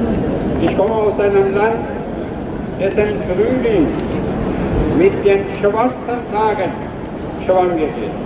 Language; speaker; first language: German; non-native, fluent; Persian